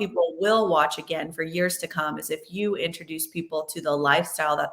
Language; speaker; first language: English; native; English